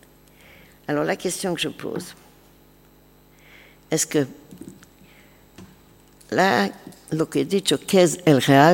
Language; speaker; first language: Spanish; non-native, learner; French